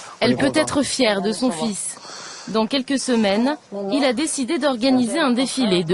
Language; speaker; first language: French; native; French